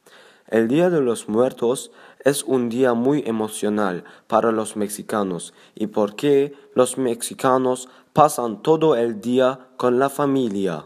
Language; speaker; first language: Spanish; non-native, learner; German